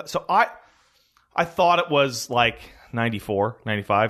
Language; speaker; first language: English; early bilingual, other home language; French